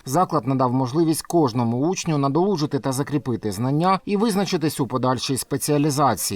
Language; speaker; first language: Ukrainian; native; Ukrainian